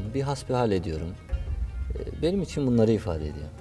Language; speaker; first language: Turkish; native; Turkish